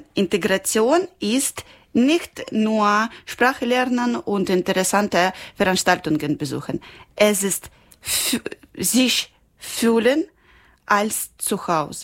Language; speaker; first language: German; non-native, learner; Ukrainian